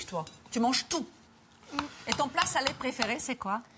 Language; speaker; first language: French; native; French